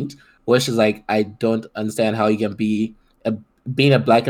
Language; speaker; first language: English; non-native, local second language; Nyanja